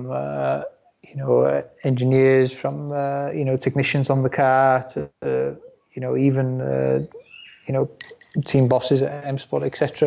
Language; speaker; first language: English; non-native, local second language; Welsh